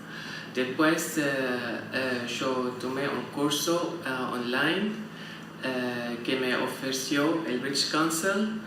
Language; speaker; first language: Spanish; non-native, learner; Arabic